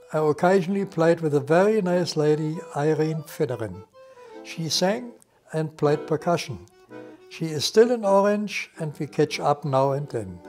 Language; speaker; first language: English; non-native, fluent; German